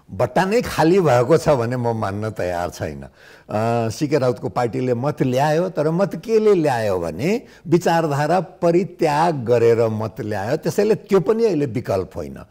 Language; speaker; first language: Nepali; non-native, local second language; Maithili